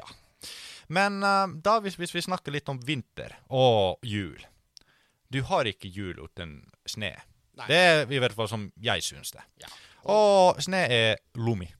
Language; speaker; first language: Norwegian; non-native, fluent; Finnish